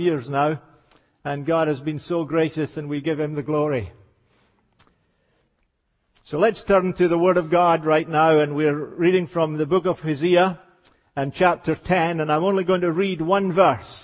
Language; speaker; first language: English; native; English